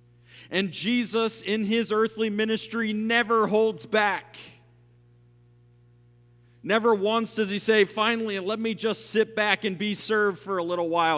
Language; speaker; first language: English; native; English